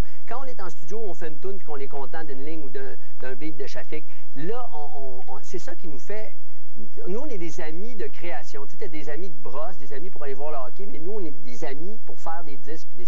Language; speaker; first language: French; native; French